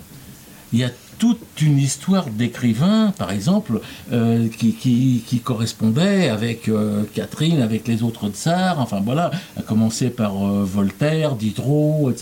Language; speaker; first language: French; native; French